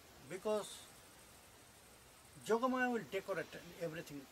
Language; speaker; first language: English; non-native, local second language; Bangla